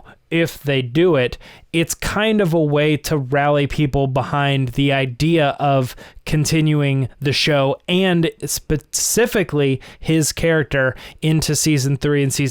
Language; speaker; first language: English; native; English